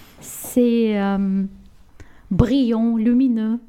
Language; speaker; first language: French; non-native, learner; Armenian